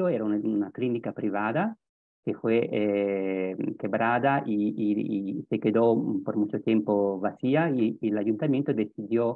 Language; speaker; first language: Spanish; non-native, fluent; Italian